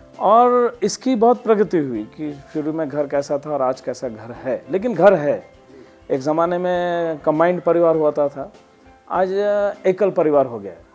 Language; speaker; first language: Hindi; non-native, local second language; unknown